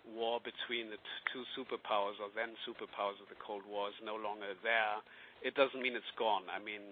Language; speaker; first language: English; non-native, fluent; German